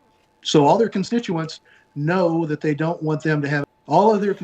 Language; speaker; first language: English; native; English